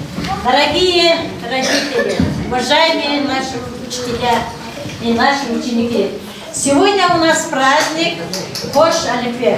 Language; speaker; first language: Russian; non-native, local second language; Kyrgyz